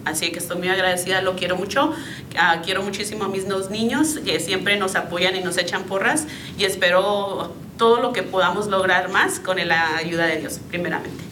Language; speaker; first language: Spanish; early bilingual, heritage; Spanish